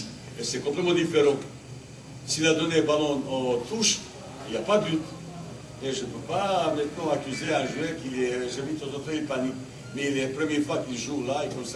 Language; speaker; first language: French; non-native, learner; Bosnian